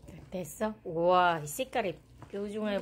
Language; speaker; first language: Korean; non-native, fluent; Filipino